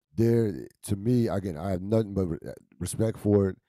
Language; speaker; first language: English; native; English